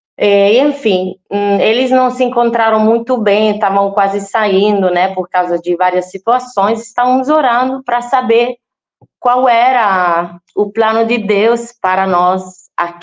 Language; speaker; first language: Portuguese; non-native, fluent; Italian